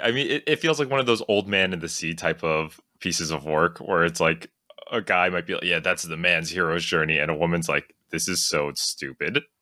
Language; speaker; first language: English; native; English